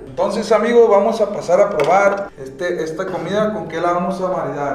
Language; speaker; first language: Spanish; native; Spanish